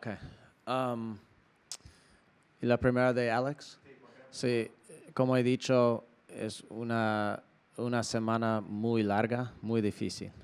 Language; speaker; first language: Spanish; non-native, learner; English